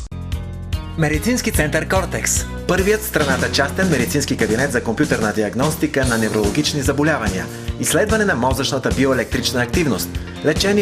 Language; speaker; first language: Bulgarian; native; Bulgarian